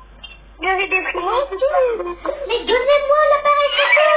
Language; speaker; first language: French; native; French